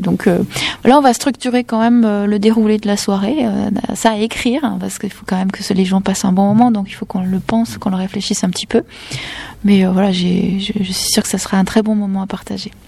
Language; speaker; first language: French; native; French